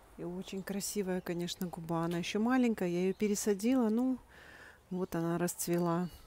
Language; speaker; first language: Russian; native; Russian